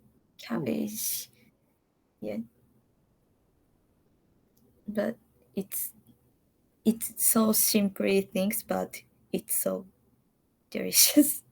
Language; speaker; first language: English; non-native, learner; Japanese